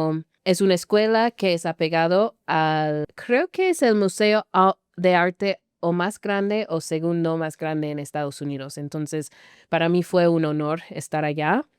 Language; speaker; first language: Spanish; non-native, fluent; English